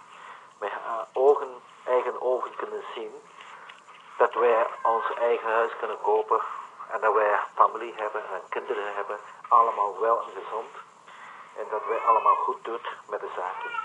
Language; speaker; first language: Dutch; non-native, learner; Vietnamese